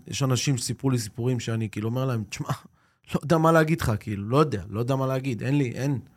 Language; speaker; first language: Hebrew; native; Hebrew